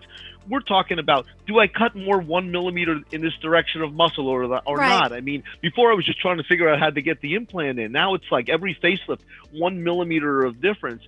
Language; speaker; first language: English; native; English